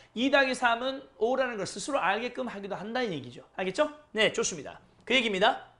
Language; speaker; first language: Korean; native; Korean